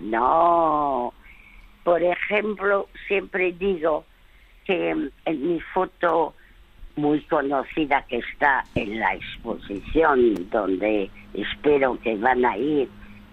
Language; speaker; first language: Spanish; early bilingual, other home language; French